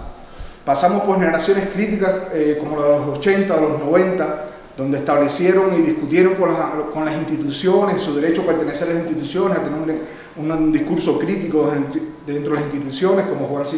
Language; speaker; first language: Spanish; native; Spanish